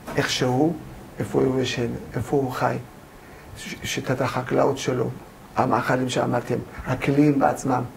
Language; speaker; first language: Hebrew; non-native, fluent; Amharic